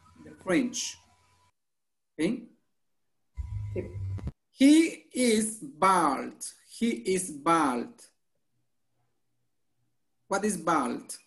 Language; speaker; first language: English; non-native, fluent; Spanish